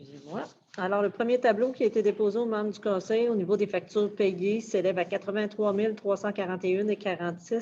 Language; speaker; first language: French; native; French